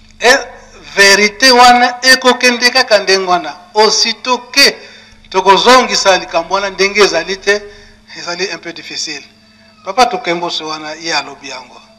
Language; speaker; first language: Lingala; non-native, local second language; Kongo